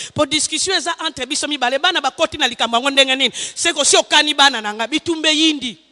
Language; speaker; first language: Lingala; non-native, local second language; Kongo